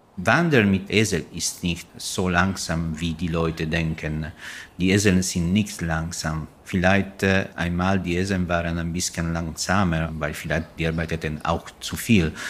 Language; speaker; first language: German; non-native, learner; Italian